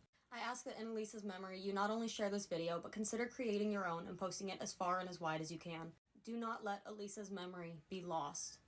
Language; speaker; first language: English; native; English